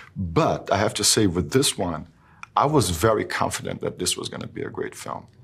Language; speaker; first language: English; non-native, fluent; Portuguese